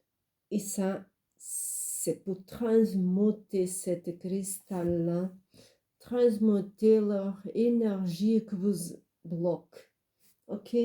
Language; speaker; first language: French; non-native, fluent; Portuguese